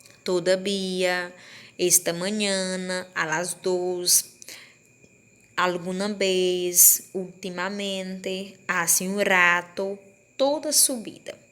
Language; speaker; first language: Spanish; non-native, fluent; Portuguese